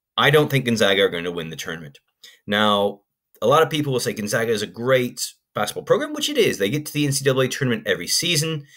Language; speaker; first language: English; native; English